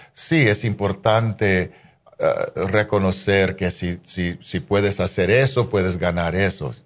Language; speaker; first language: Spanish; non-native, fluent; English